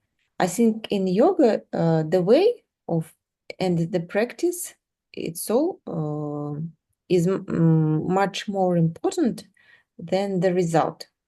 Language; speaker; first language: English; non-native, fluent; Russian